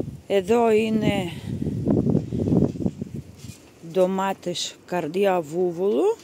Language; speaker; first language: Greek; non-native, fluent; Russian